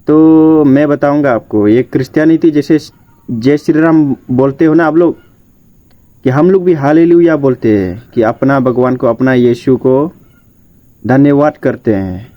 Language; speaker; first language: Hindi; non-native, local second language; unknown